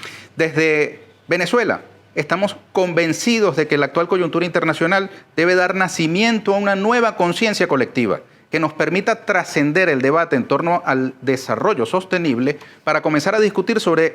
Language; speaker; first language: Spanish; native; Spanish